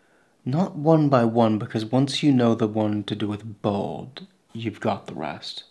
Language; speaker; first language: English; native; English